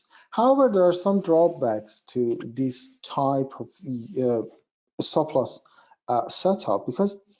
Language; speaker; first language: English; non-native, fluent; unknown